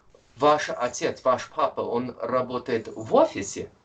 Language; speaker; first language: Russian; non-native, fluent; English